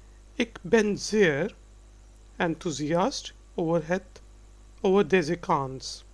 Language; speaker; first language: Dutch; non-native, fluent; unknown